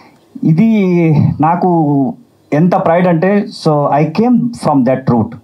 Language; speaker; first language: Telugu; non-native, learner; Kannada